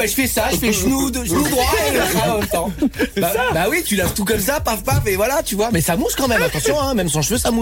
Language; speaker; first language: French; native; French